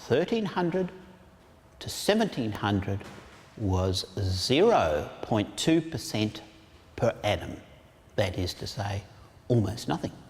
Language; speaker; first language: English; native; English